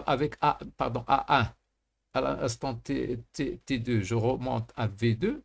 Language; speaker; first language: French; non-native, local second language; Arabic